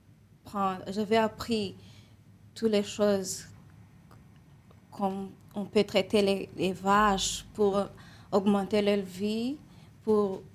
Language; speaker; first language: French; non-native, learner; Kinyarwanda